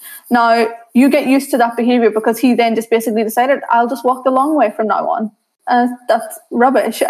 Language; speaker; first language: English; native; English